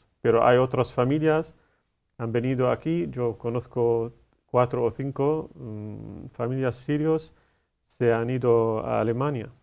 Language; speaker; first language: Spanish; non-native, learner; Arabic